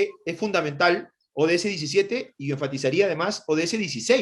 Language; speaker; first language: Spanish; native; Spanish